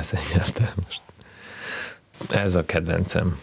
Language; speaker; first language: Hungarian; non-native, fluent; Russian